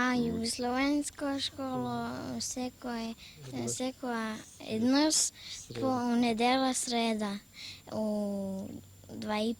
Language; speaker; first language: Macedonian; early bilingual, heritage; Macedonian